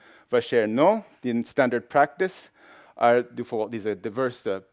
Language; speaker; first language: Norwegian; non-native, fluent; English